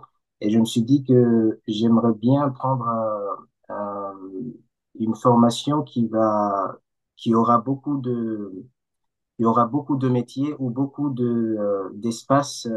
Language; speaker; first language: French; non-native, local second language; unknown